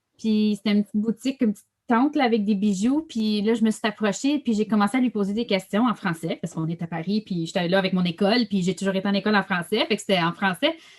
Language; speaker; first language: French; native; French